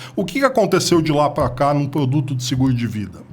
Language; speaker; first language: Portuguese; native; Portuguese